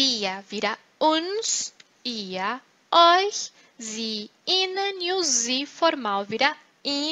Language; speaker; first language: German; non-native, fluent; Portuguese